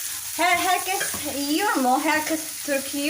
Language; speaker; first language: Turkish; non-native, learner; Filipino